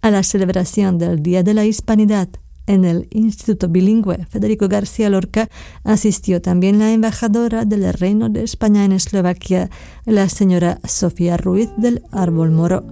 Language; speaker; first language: Spanish; non-native, fluent; Slovak